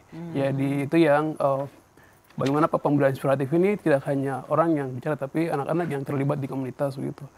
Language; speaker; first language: Indonesian; non-native, local second language; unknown